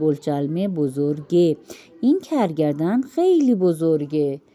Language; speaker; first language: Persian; non-native, fluent; Urdu